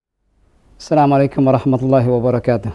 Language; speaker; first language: Arabic; non-native, fluent; Indonesian